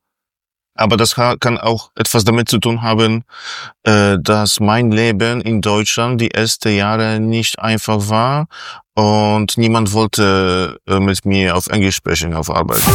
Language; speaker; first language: German; non-native, fluent; Polish